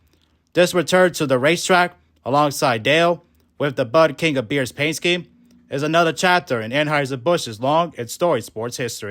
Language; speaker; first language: English; native; English